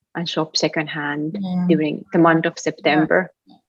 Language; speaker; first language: English; non-native, fluent; Finnish